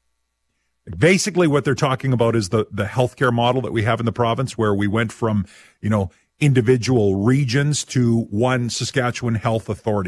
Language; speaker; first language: English; native; English